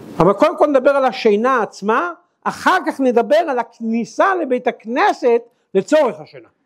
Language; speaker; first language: Hebrew; native; Hebrew